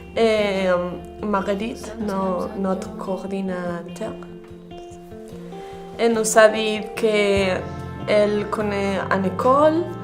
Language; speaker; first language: French; non-native, learner; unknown